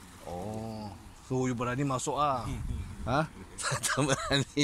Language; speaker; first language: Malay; non-native, local second language; Cantonese